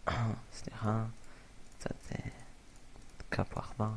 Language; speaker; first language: Hebrew; native; Hebrew